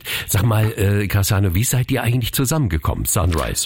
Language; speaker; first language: German; native; German